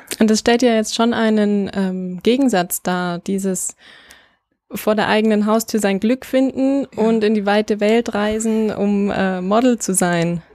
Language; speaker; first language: German; native; German